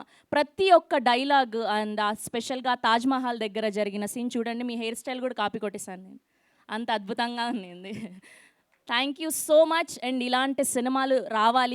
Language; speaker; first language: Telugu; native; Telugu